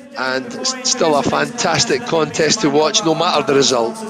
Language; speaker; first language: English; native; English